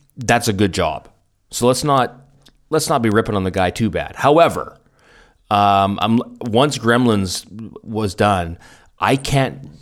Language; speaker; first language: English; native; English